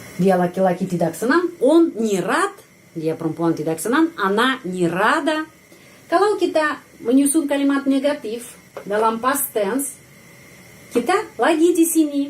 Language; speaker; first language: Indonesian; non-native, fluent; Russian